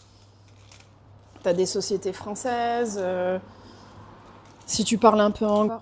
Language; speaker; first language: French; native; French